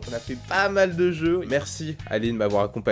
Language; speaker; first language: French; native; French